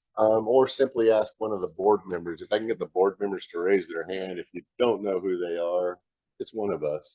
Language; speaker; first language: English; native; English